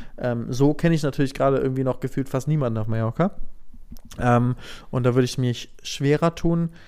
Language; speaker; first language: German; native; German